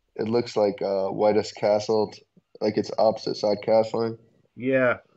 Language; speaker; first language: English; native; English